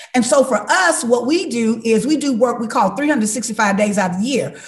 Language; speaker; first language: English; native; English